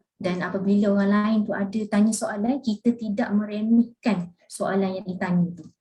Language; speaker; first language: Malay; native; Malay